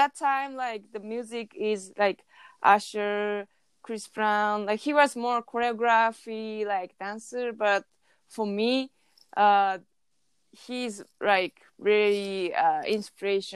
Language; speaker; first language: English; non-native, learner; Japanese